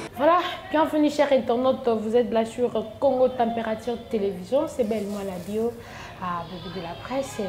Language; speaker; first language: French; non-native, local second language; Lingala